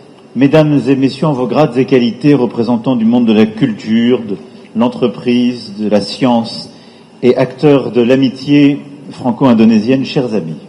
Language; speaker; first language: French; native; French